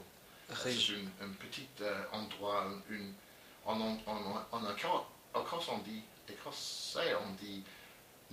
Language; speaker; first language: French; non-native, learner; English